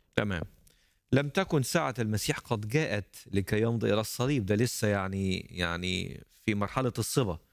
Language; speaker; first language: Arabic; native; Arabic